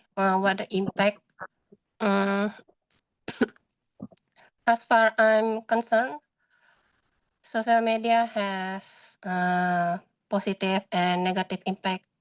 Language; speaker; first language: English; non-native, learner; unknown